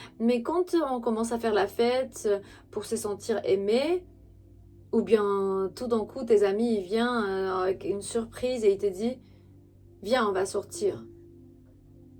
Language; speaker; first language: French; non-native, fluent; Romanian